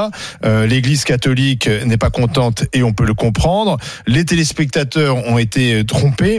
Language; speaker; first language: French; native; French